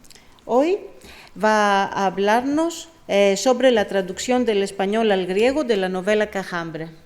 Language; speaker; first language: Spanish; non-native, fluent; Greek